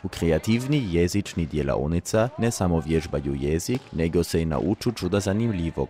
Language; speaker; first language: Serbian; native; Serbian